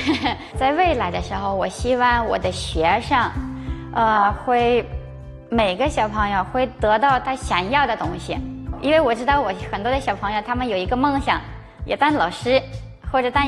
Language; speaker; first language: Chinese; non-native, fluent; Ukrainian